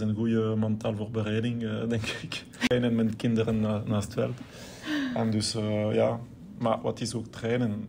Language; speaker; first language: Dutch; non-native, local second language; French